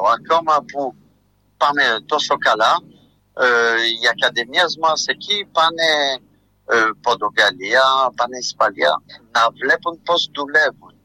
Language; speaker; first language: Greek; non-native, fluent; French